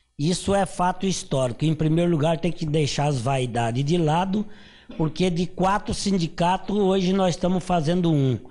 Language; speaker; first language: Portuguese; native; Portuguese